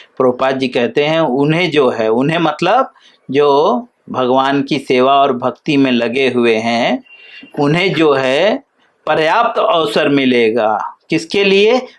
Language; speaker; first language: Hindi; native; Hindi